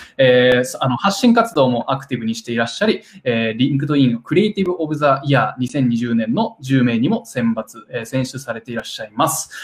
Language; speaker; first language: Japanese; native; Japanese